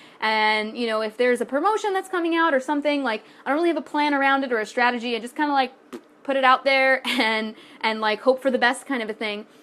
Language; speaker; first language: English; native; English